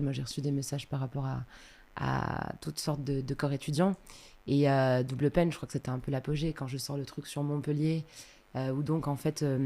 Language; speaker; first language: French; native; French